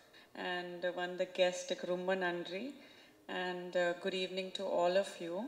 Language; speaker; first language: Tamil; non-native, fluent; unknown